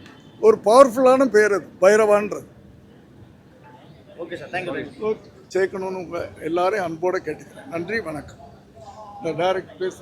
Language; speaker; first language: Tamil; native; Tamil